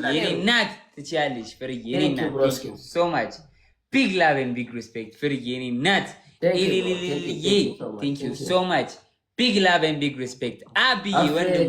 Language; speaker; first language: English; non-native, learner; Tigrinya